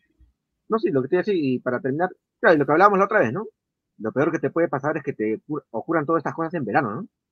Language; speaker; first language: Spanish; native; Spanish